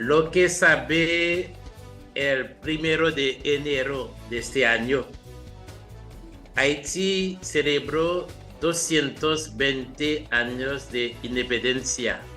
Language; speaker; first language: Spanish; non-native, fluent; Haitian Creole